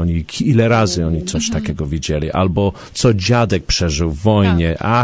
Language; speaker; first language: Polish; early bilingual, heritage; Polish